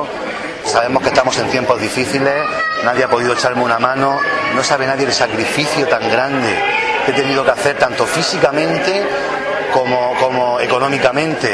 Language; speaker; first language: Spanish; native; Spanish